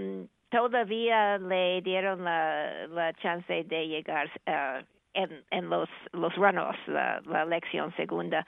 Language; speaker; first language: Spanish; non-native, fluent; English